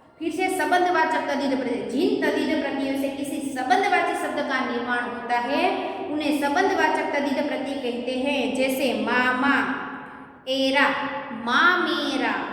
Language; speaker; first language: Hindi; non-native, local second language; Gujarati